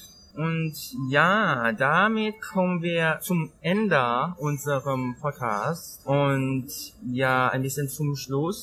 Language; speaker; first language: German; non-native, learner; Thai